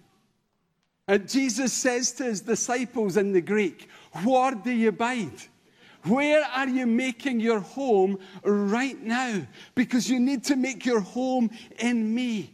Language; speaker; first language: English; native; English